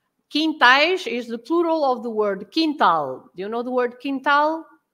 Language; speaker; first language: English; non-native, fluent; Portuguese